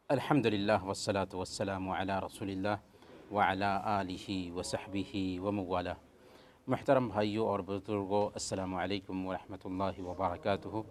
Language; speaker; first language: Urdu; native; Urdu